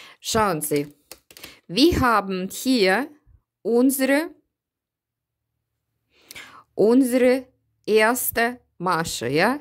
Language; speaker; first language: German; non-native, learner; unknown